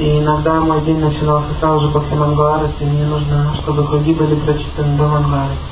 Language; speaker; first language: Russian; native; Russian